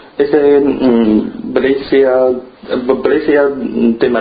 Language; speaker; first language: Spanish; non-native, learner; Chinese